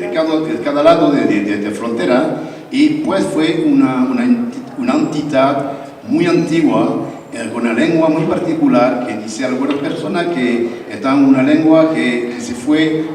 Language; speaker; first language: Spanish; non-native, learner; French